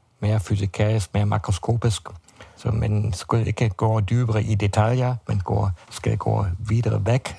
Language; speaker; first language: Danish; non-native, fluent; German